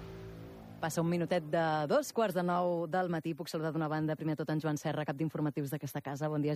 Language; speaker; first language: Catalan; native; Catalan